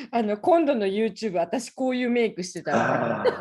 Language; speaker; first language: Japanese; native; Japanese